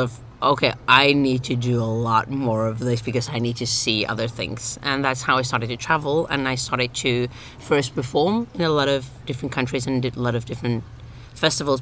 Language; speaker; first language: English; non-native, fluent; Finnish